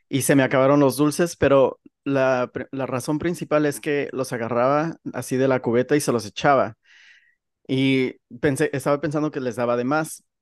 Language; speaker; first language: Spanish; early bilingual, heritage; Spanish